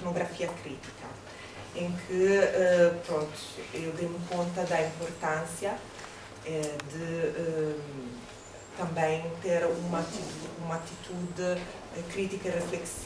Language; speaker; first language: Portuguese; non-native, fluent; Italian